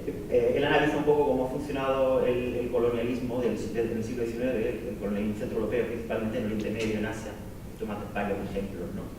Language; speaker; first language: Spanish; native; Spanish